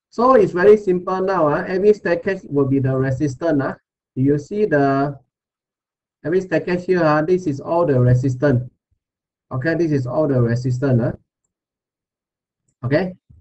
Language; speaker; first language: English; non-native, local second language; Chinese